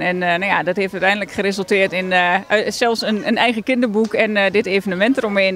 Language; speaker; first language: Dutch; native; Dutch